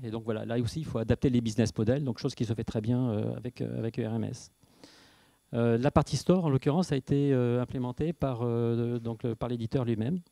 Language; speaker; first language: French; native; French